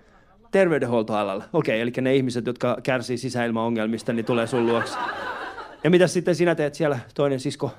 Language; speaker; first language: Finnish; early bilingual, other home language; Persian